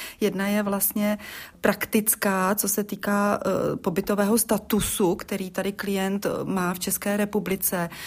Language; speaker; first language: Czech; native; Czech